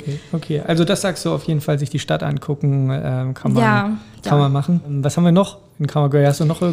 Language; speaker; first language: German; native; German